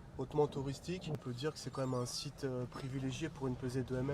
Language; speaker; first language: French; native; French